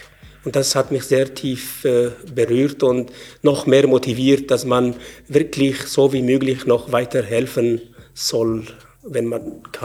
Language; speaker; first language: German; non-native, fluent; Arabic